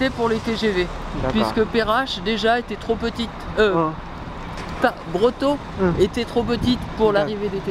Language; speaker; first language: French; native; French